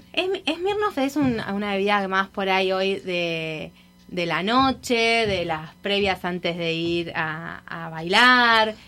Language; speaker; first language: Spanish; native; Spanish